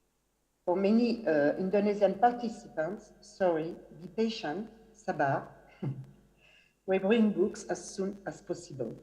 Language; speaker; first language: English; non-native, fluent; French